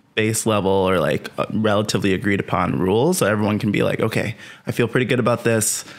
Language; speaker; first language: English; native; English